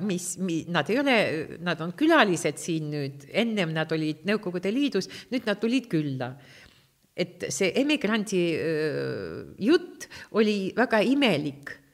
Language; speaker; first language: Estonian; non-native, local second language; Russian